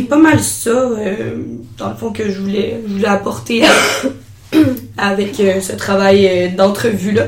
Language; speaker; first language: French; native; French